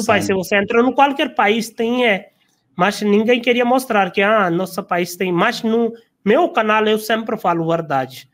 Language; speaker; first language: Portuguese; non-native, learner; Hindi